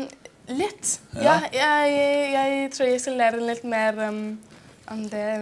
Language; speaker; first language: Norwegian; non-native, fluent; English